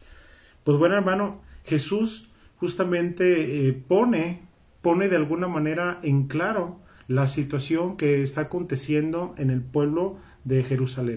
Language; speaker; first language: Spanish; native; Spanish